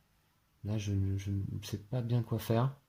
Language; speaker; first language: French; native; French